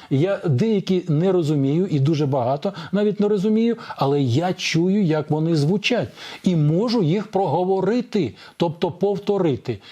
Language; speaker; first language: Ukrainian; non-native, local second language; Russian